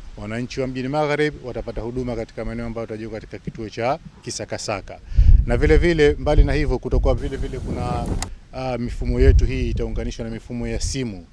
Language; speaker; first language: Swahili; native; Swahili